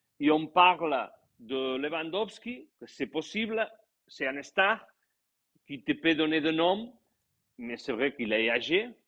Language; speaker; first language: French; non-native, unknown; Catalan